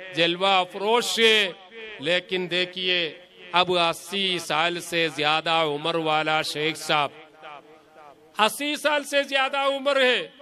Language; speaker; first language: Hindi; non-native, local second language; Malayalam